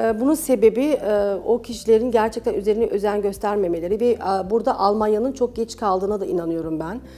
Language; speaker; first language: Turkish; early bilingual, heritage; Turkish